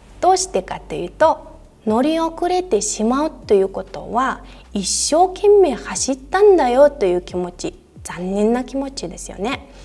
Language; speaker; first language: Japanese; non-native, fluent; Mongolian